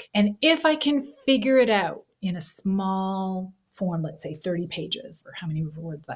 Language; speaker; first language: English; native; English